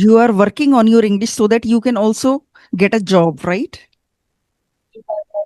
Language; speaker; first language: English; non-native, fluent; Hindi